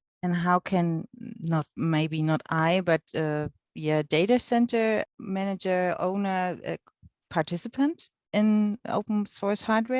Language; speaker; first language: English; non-native, fluent; German